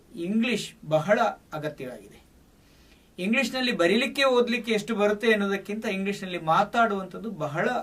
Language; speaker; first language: Kannada; native; Kannada